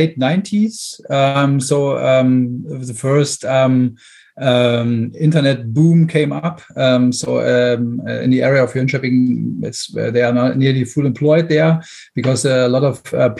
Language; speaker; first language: English; non-native, fluent; German